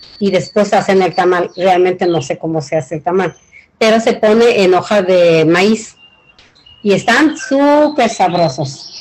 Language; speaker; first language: Spanish; native; Spanish